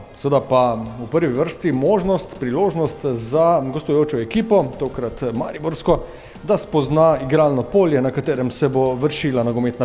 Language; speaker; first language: Slovenian; native; Slovenian